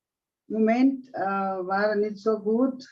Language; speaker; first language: German; non-native, learner; Telugu